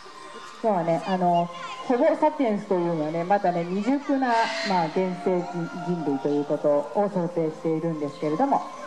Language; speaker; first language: Japanese; native; Japanese